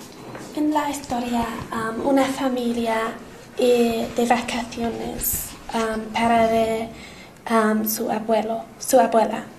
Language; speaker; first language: Spanish; non-native, learner; English